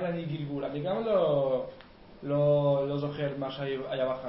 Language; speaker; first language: Hebrew; non-native, learner; Spanish